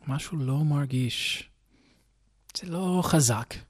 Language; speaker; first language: Hebrew; non-native, learner; English